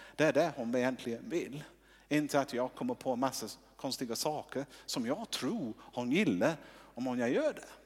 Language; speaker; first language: Swedish; non-native, fluent; English